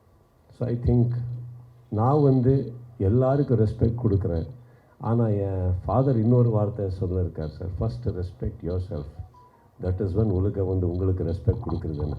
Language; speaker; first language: Tamil; non-native, local second language; Kannada